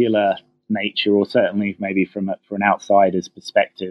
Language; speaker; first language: English; native; English